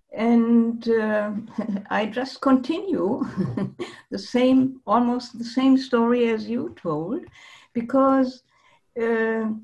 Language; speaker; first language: English; non-native, fluent; German